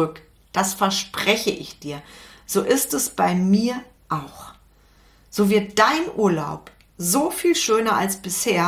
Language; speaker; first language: German; native; German